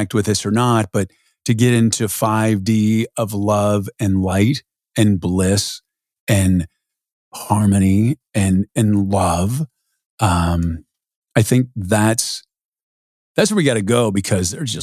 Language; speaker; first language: English; native; English